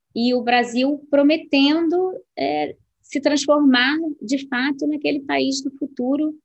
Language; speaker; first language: Portuguese; native; Portuguese